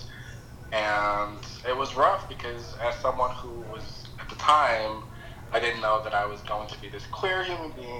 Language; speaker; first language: English; non-native, local second language; Yoruba